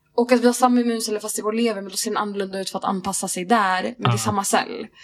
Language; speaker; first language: Swedish; native; Swedish